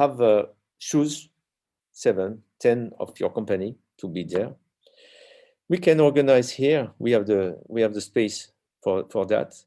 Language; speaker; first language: English; non-native, learner; French